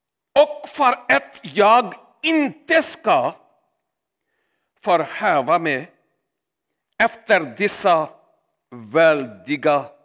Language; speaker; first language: Swedish; non-native, learner; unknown